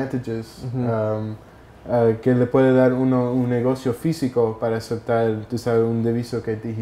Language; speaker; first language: Spanish; early bilingual, heritage; Spanish